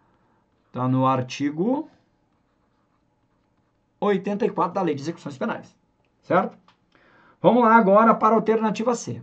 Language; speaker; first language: Portuguese; native; Portuguese